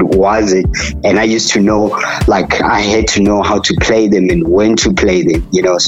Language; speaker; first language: English; non-native, local second language; Zulu